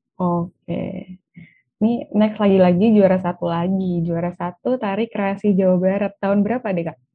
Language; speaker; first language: Indonesian; native; Indonesian